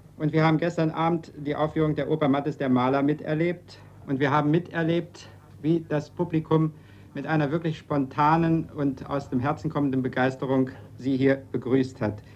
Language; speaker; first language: German; native; German